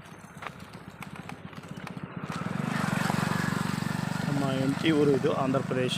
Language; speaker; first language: Kannada; non-native, local second language; Urdu